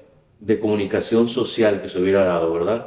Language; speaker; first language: Spanish; native; Spanish